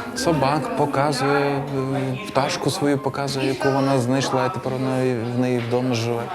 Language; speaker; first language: Ukrainian; non-native, local second language; Russian